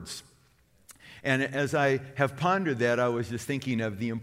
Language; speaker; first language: English; native; English